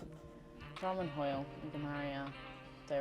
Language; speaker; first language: Welsh; native; Welsh